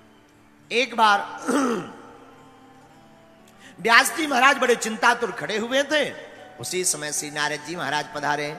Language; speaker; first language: Hindi; native; Hindi